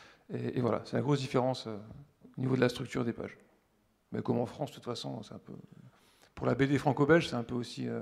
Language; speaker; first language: French; native; French